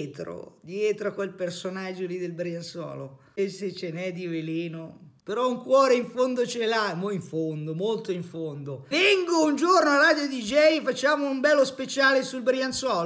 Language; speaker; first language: Italian; native; Italian